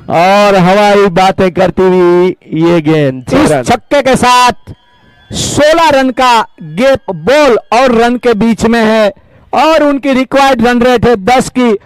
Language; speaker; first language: Hindi; non-native, local second language; Gujarati